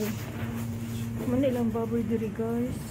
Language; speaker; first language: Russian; non-native, learner; Cebuano